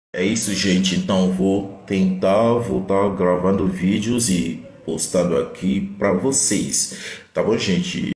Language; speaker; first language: Portuguese; non-native, fluent; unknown